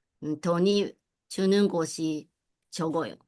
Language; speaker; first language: Korean; non-native, learner; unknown